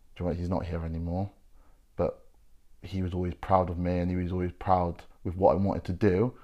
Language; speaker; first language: English; native; English